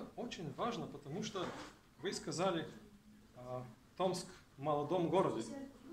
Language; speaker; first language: Russian; non-native, learner; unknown